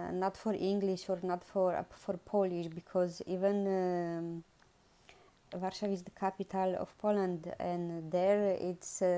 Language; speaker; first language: English; non-native, learner; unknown